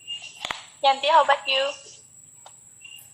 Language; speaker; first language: English; non-native, learner; Indonesian